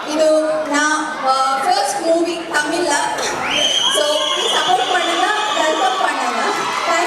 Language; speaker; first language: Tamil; non-native, learner; Kannada